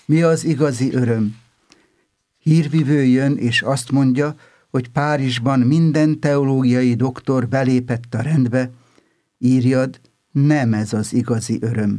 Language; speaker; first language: Hungarian; native; Hungarian